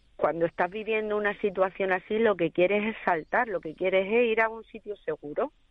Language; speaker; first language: Spanish; native; Spanish